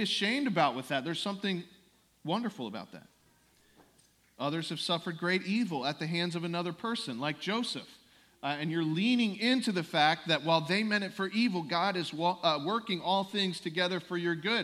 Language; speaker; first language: English; native; English